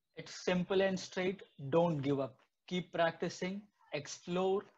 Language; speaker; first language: English; non-native, local second language; Telugu